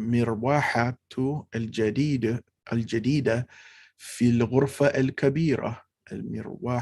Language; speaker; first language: Arabic; non-native, fluent; English